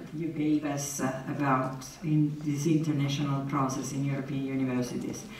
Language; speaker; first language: English; non-native, fluent; Italian